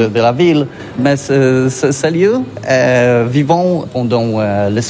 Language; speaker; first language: French; non-native, learner; Polish